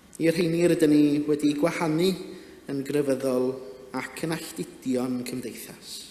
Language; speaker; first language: Welsh; native; Welsh